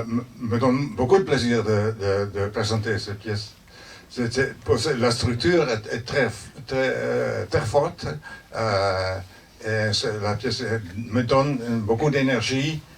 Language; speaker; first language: French; non-native, learner; Dutch